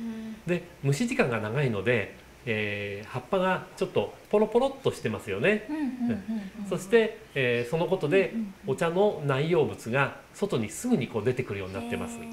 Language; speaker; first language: Japanese; native; Japanese